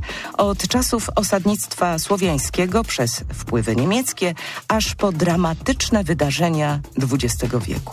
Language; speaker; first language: Polish; native; Polish